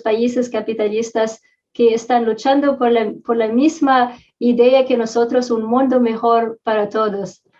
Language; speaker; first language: Spanish; non-native, fluent; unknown